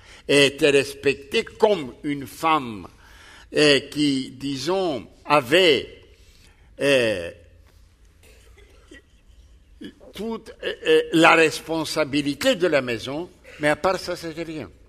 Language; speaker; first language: French; non-native, fluent; Greek